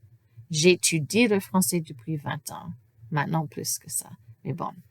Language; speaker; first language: French; non-native, fluent; English